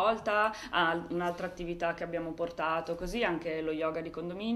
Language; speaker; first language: Italian; native; Italian